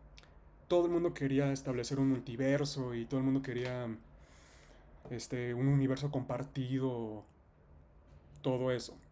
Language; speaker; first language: Spanish; native; Spanish